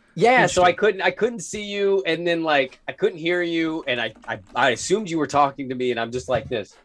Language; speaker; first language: English; native; English